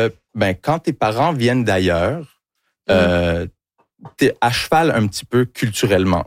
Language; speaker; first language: French; non-native, local second language; English